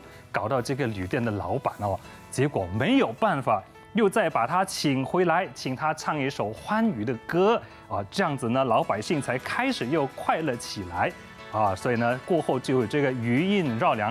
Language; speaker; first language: Chinese; native; Chinese